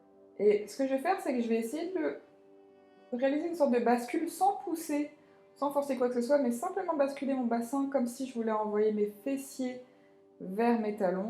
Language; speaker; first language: French; native; French